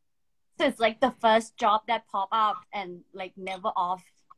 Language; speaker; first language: English; non-native, fluent; Thai